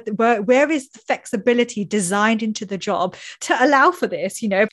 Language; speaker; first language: English; native; English